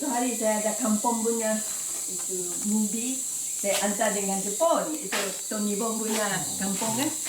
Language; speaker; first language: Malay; non-native, fluent; Japanese